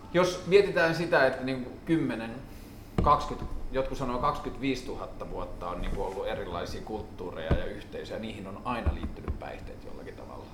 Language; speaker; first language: Finnish; native; Finnish